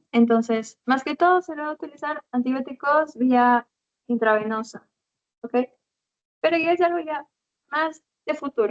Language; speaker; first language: Spanish; native; Spanish